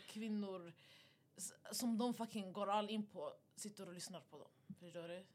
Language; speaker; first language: Swedish; early bilingual, other home language; Arabic